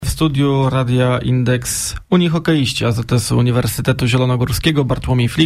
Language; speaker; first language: Polish; native; Polish